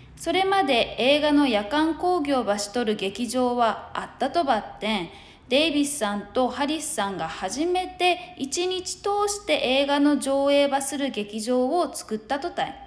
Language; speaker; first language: Japanese; native; Japanese